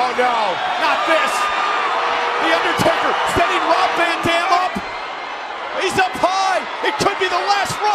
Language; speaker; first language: English; native; English